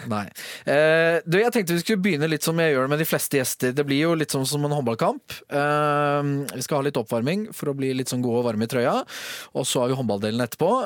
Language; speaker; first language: Norwegian; native; Norwegian